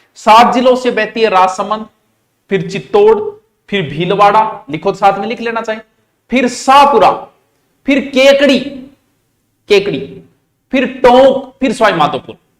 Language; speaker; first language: Hindi; native; Hindi